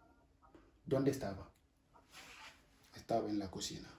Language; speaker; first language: Spanish; non-native, fluent; Wolof